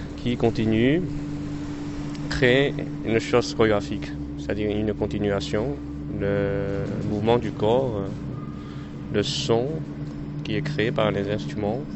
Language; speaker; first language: French; non-native, learner; Chinese